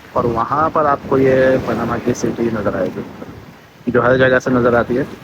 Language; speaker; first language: Hindi; native; Hindi